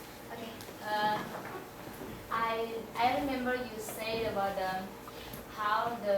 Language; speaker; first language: English; non-native, fluent; Indonesian